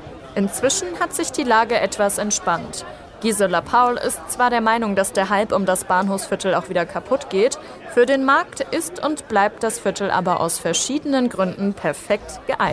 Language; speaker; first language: German; native; German